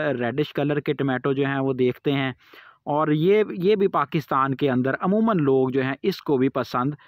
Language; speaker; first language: Urdu; non-native, local second language; Punjabi